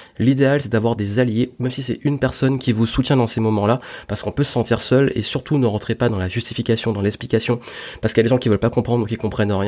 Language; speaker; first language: French; native; French